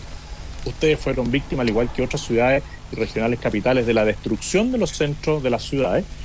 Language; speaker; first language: Spanish; native; Spanish